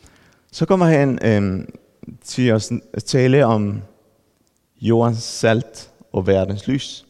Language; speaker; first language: Danish; non-native, fluent; Spanish